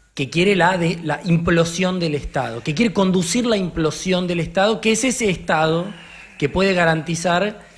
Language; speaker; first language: Spanish; native; Spanish